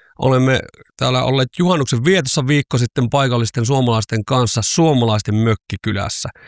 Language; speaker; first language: Finnish; native; Finnish